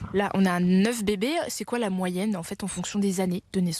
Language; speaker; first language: French; native; French